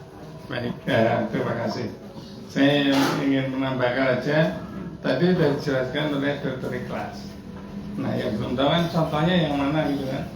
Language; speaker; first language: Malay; non-native, local second language; Javanese